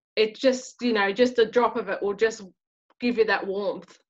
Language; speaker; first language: English; native; English